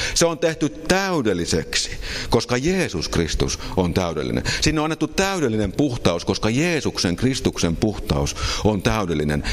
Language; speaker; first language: Finnish; native; Finnish